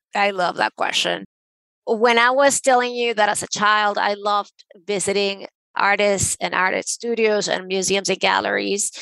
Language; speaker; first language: English; non-native, fluent; Spanish